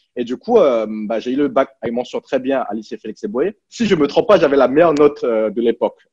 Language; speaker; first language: French; early bilingual, other home language; Cantonese